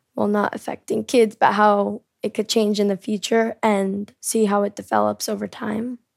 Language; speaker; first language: English; early bilingual, heritage; Korean